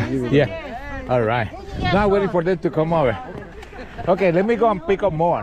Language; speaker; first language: English; non-native, fluent; Spanish